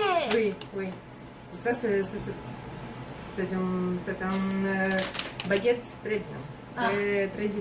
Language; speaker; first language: French; non-native, learner; Russian